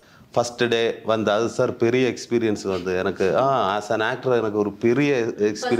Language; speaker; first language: Tamil; non-native, learner; Malayalam